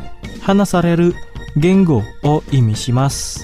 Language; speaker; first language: Japanese; non-native, fluent; Indonesian